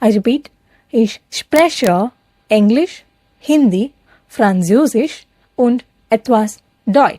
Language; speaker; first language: German; non-native, fluent; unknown